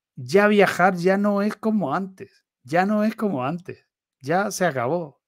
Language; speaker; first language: Spanish; native; Spanish